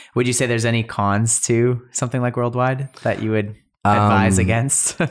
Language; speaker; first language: English; early bilingual, other home language; Spanish